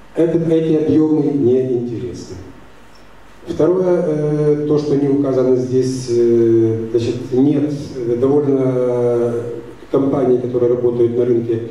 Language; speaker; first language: Russian; native; Russian